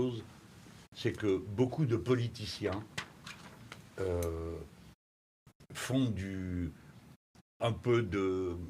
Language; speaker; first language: French; native; French